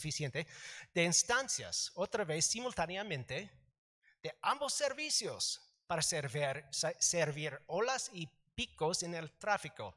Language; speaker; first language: Spanish; non-native, learner; English